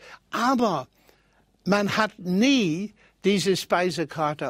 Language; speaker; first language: German; non-native, fluent; English